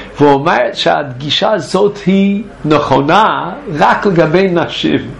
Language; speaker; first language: Hebrew; non-native, fluent; English